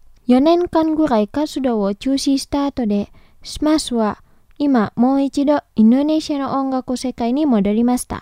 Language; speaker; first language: Japanese; non-native, fluent; Indonesian